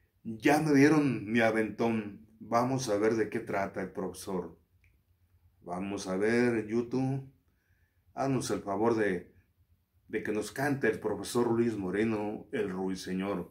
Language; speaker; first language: Spanish; native; Spanish